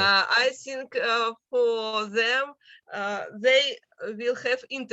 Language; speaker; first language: English; non-native, learner; Russian